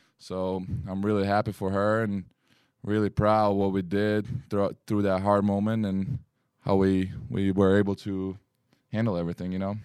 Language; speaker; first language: English; non-native, fluent; Lithuanian